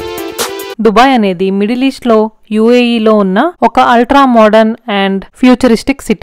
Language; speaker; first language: Telugu; native; Telugu